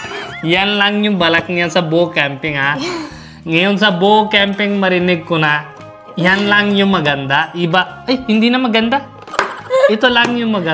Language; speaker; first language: Filipino; non-native, learner; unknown